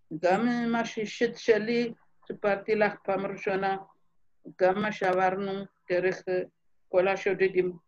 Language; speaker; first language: Hebrew; non-native, fluent; Amharic